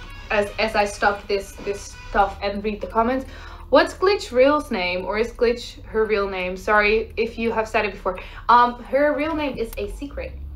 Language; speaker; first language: English; non-native, fluent; Dutch